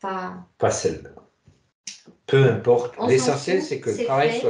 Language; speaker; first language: French; native; French